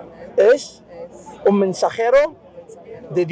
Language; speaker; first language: Spanish; non-native, fluent; Arabic